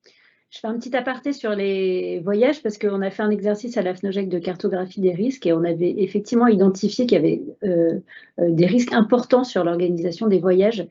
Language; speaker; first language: French; native; French